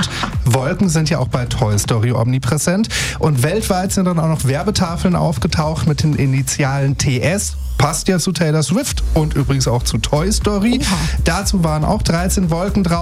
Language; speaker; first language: German; native; German